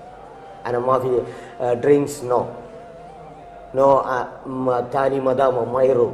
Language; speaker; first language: Arabic; non-native, learner; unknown